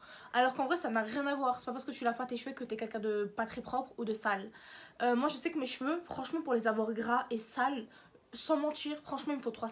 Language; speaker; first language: French; native; French